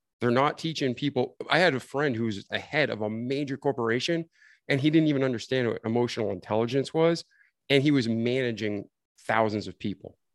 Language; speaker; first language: English; native; English